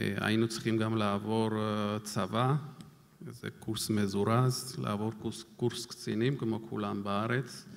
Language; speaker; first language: Hebrew; non-native, fluent; Georgian